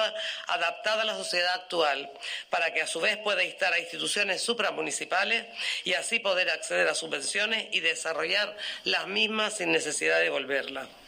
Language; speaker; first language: Spanish; native; Spanish